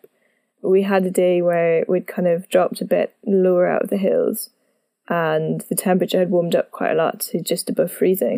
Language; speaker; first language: English; native; English